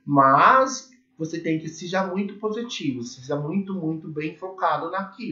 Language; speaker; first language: Portuguese; non-native, learner; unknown